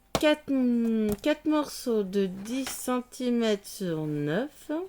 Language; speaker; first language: French; native; French